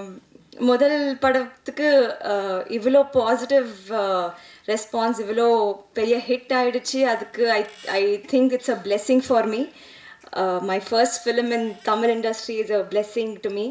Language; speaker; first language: Tamil; non-native, learner; Telugu